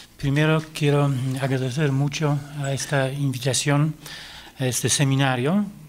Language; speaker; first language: Spanish; non-native, fluent; Polish